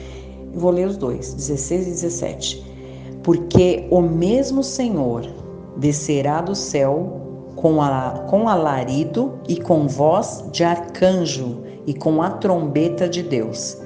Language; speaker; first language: Portuguese; native; Portuguese